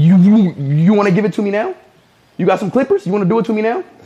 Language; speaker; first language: English; native; English